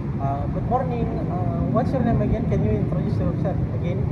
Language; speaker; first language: English; non-native, learner; Indonesian